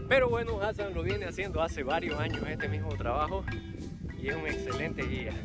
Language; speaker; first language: Spanish; native; Spanish